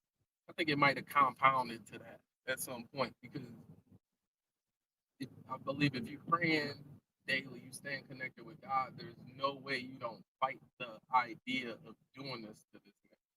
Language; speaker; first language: English; native; English